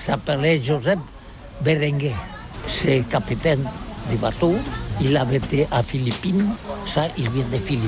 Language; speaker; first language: French; non-native, learner; Catalan